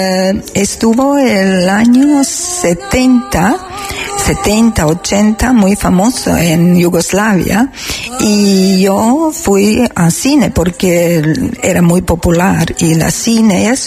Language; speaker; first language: Spanish; non-native, learner; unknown